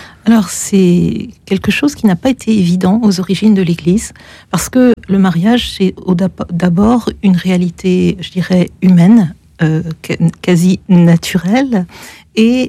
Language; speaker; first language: French; native; French